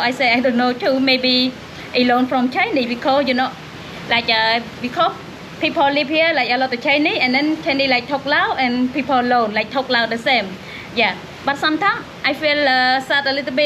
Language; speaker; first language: English; non-native, learner; Khmer